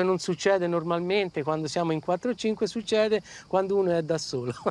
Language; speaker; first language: Italian; native; Italian